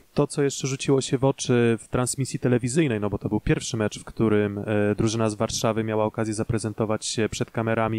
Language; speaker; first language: Polish; native; Polish